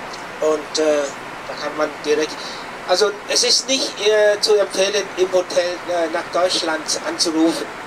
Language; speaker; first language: German; non-native, fluent; Vietnamese